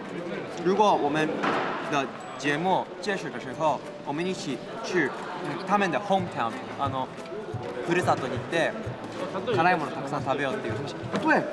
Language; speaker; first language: Chinese; non-native, learner; Japanese